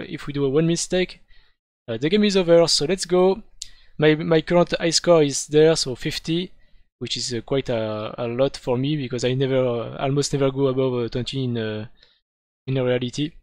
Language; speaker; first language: English; non-native, fluent; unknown